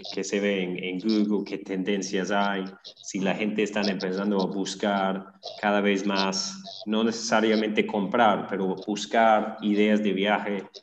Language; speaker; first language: Spanish; non-native, fluent; English